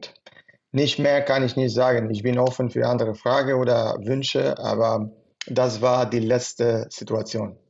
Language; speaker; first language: German; non-native, fluent; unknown